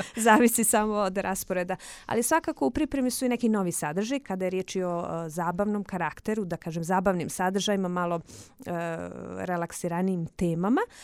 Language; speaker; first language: Croatian; native; Croatian